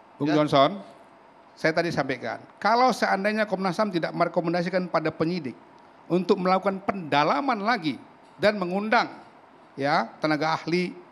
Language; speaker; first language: Indonesian; native; Indonesian